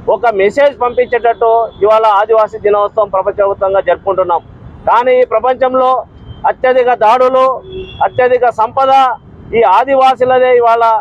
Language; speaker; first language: Telugu; non-native, local second language; Lambadi